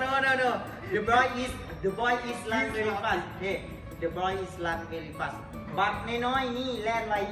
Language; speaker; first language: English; non-native, local second language; Lao